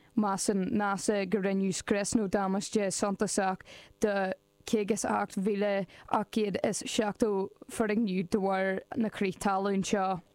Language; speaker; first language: Irish; native; Irish